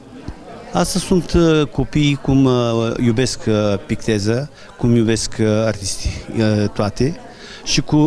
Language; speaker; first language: Romanian; non-native, learner; Bulgarian